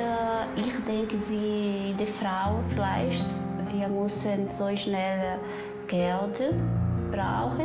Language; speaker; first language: German; non-native, learner; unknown